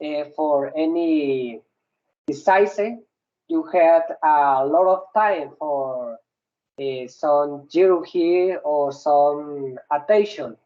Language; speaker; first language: English; non-native, learner; Spanish